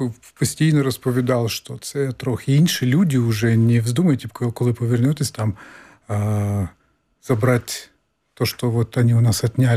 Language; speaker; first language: Ukrainian; non-native, fluent; Crimean Tatar